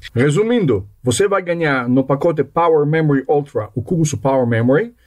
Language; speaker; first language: Portuguese; non-native, fluent; Hebrew